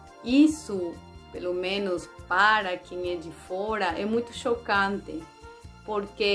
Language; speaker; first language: Portuguese; non-native, fluent; Spanish